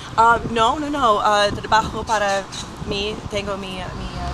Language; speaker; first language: Spanish; non-native, learner; English